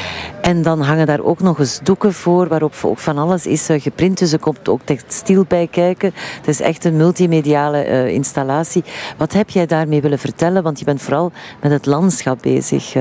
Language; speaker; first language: Dutch; native; Dutch